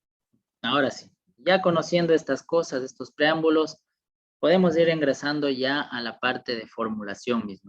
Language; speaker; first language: Spanish; native; Spanish